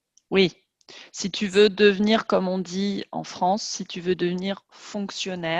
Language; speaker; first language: French; native; French